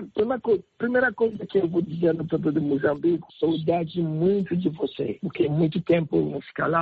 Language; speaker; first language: Portuguese; non-native, learner; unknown